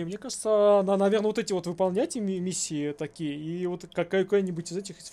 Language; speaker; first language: Russian; native; Russian